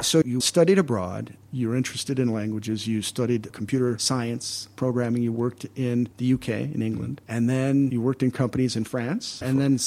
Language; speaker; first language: English; native; English